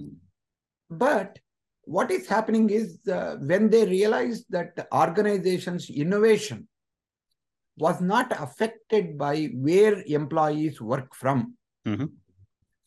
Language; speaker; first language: English; non-native, local second language; Telugu